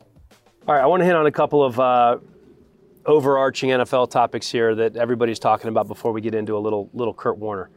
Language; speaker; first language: English; native; English